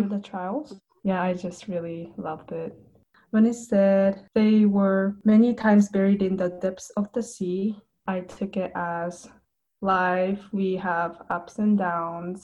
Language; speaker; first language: English; non-native, fluent; Japanese